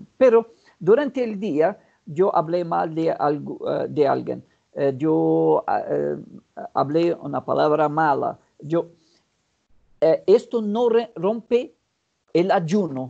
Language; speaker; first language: Spanish; non-native, fluent; Portuguese